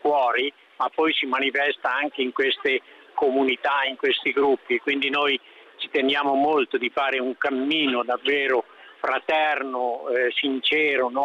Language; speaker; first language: Italian; non-native, fluent; Swahili